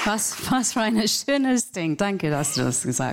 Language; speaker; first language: German; non-native, fluent; English